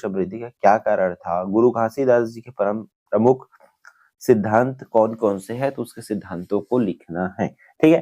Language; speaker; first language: Hindi; native; Hindi